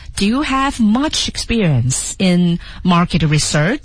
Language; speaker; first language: English; non-native, fluent; Chinese